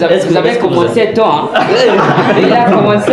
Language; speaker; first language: French; non-native, fluent; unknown